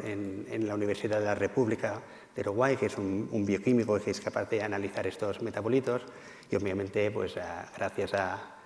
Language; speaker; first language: Spanish; native; Spanish